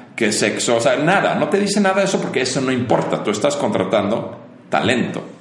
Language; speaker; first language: Spanish; non-native, fluent; Finnish